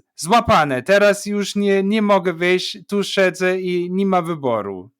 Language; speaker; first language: Polish; non-native, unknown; German